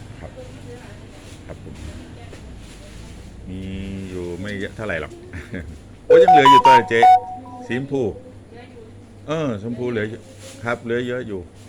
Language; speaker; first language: Thai; native; Thai